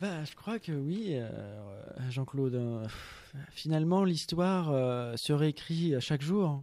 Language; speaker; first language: French; native; French